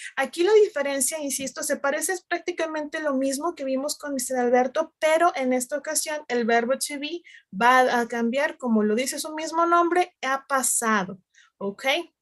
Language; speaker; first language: Spanish; native; Spanish